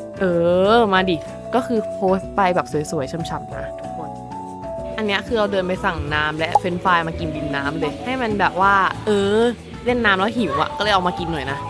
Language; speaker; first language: Thai; native; Thai